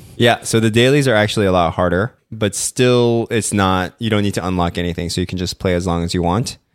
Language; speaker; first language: English; non-native, local second language; Korean